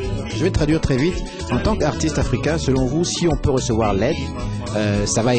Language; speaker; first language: French; native; French